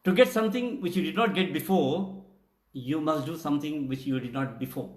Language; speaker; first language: English; non-native, local second language; Telugu